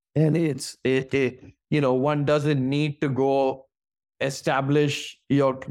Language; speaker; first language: English; non-native, local second language; Hindi